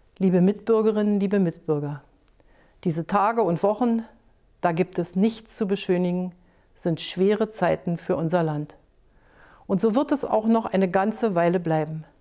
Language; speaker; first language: German; native; German